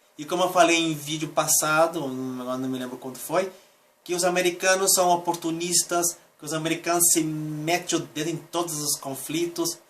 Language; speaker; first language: Portuguese; native; Portuguese